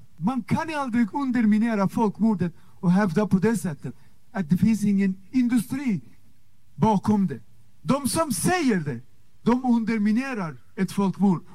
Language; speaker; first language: Swedish; non-native, fluent; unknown